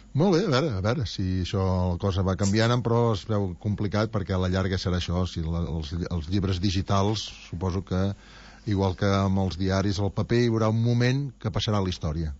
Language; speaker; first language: Catalan; non-native, local second language; Spanish